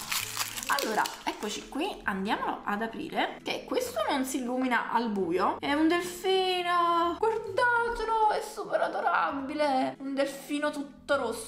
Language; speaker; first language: Italian; native; Italian